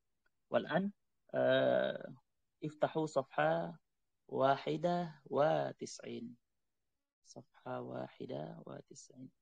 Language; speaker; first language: Arabic; non-native, fluent; Indonesian